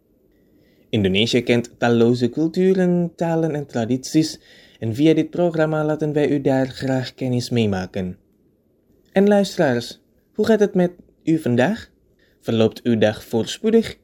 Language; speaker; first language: Dutch; non-native, fluent; Indonesian